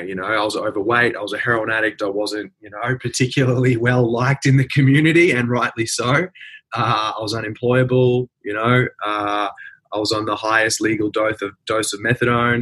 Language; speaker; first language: English; native; English